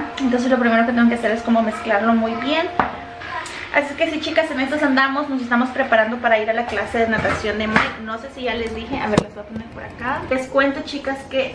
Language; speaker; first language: Spanish; native; Spanish